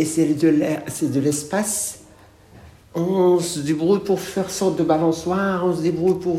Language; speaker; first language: French; non-native, local second language; Arabic